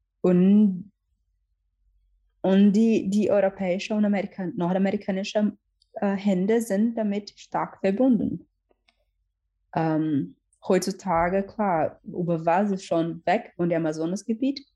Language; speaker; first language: German; non-native, learner; Portuguese